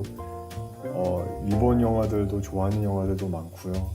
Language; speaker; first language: Korean; early bilingual, heritage; Korean